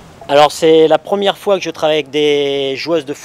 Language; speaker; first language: French; native; French